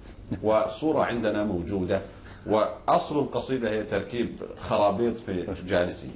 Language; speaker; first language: Arabic; native; Arabic